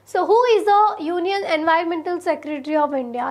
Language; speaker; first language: English; non-native, local second language; Telugu